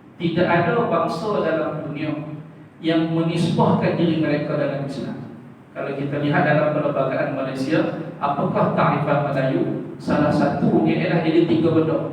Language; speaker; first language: Malay; native; Malay